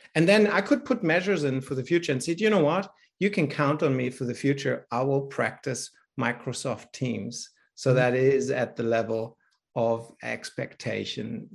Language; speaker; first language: English; non-native, fluent; German